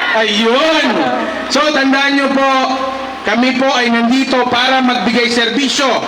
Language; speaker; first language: Filipino; non-native, local second language; Maguindanaon